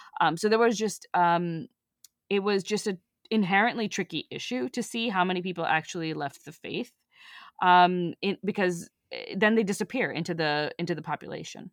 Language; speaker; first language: English; early bilingual, other home language; Urdu